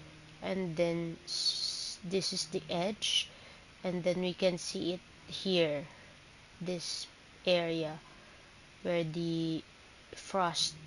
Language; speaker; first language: English; non-native, local second language; Filipino